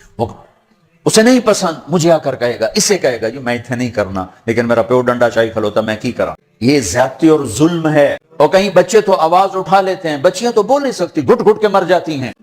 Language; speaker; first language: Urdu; non-native, local second language; Punjabi